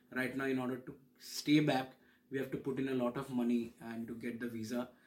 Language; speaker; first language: English; non-native, local second language; Bangla